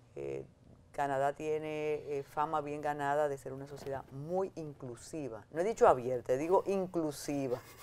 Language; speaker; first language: Spanish; native; Spanish